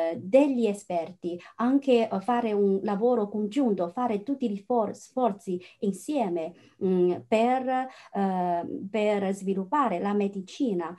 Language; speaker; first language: Italian; non-native, fluent; Chinese